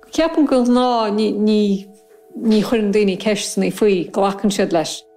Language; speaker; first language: Irish; native; Irish